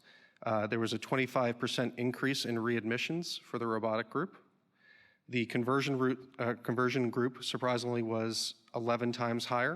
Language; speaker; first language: English; native; English